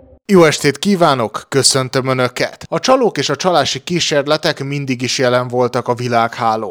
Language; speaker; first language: Hungarian; native; Hungarian